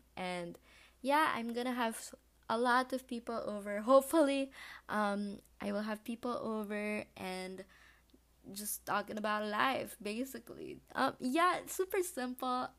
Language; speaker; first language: English; non-native, local second language; Filipino